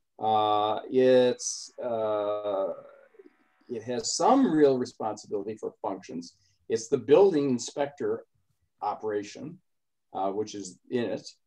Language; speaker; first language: English; native; English